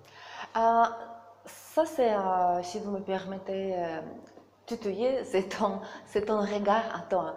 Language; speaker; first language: French; non-native, learner; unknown